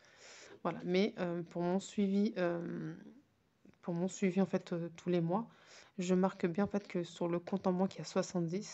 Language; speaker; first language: French; native; French